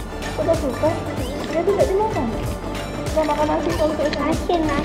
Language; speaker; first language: Indonesian; native; Indonesian